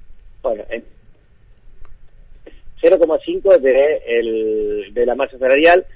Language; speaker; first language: Spanish; native; Spanish